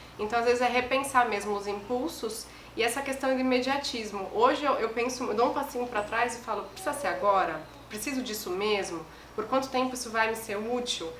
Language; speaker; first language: Portuguese; native; Portuguese